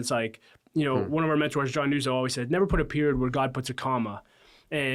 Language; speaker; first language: English; native; English